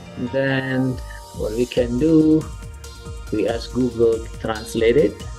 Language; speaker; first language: English; non-native, fluent; Indonesian